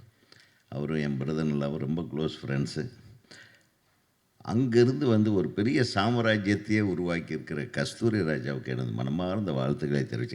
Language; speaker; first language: Tamil; native; Tamil